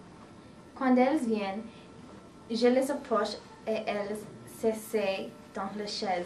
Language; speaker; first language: French; non-native, learner; English